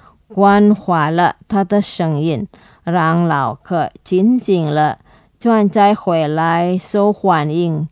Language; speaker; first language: Chinese; non-native, fluent; Indonesian